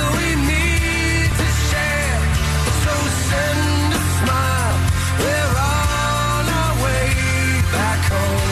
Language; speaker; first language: English; native; English